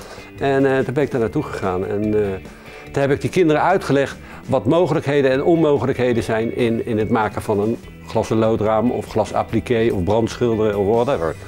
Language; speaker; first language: Dutch; native; Dutch